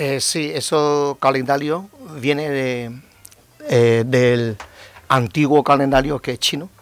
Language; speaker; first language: Spanish; non-native, learner; Chinese